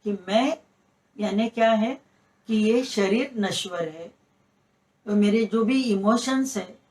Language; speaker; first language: Hindi; non-native, local second language; Marathi